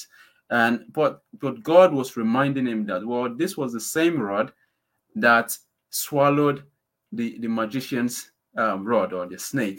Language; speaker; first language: English; non-native, local second language; Yoruba